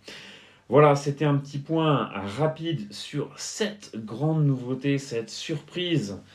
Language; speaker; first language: French; native; French